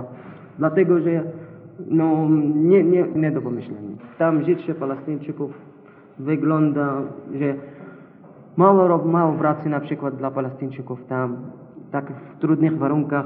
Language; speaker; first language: Polish; non-native, learner; Arabic